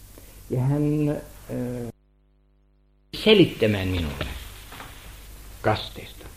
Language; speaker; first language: Finnish; non-native, fluent; German